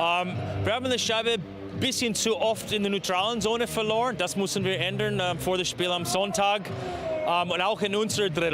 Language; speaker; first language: German; non-native, fluent; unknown